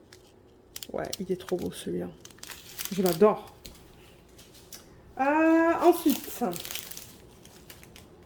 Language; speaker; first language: French; native; French